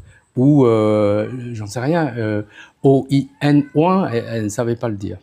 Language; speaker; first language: French; non-native, fluent; Khmer